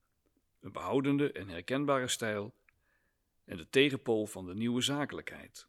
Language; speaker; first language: Dutch; native; Dutch